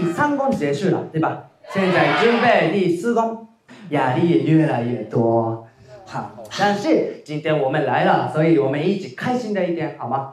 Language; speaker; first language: Chinese; non-native, fluent; Japanese